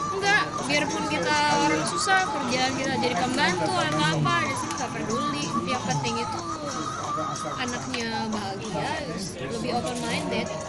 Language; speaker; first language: Indonesian; native; Indonesian